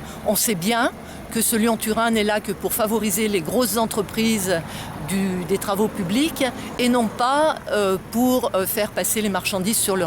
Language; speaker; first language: French; native; French